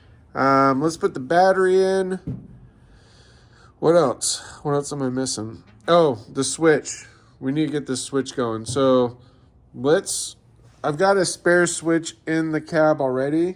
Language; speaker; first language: English; native; English